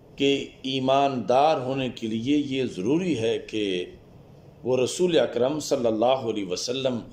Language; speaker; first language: Urdu; non-native, local second language; Punjabi